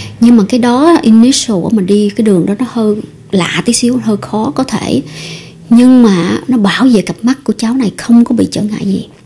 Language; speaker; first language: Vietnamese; early bilingual, heritage; Vietnamese